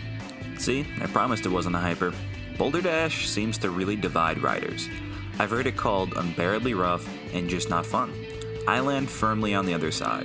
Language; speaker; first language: English; native; English